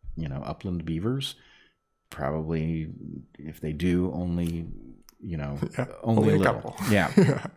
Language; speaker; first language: English; native; English